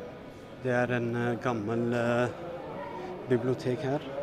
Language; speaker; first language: Norwegian; early bilingual, other home language; Urdu